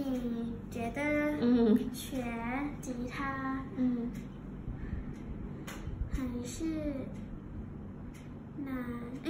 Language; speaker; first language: Chinese; non-native, learner; Thai